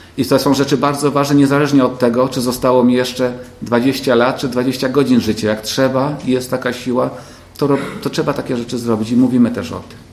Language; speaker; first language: Polish; native; Polish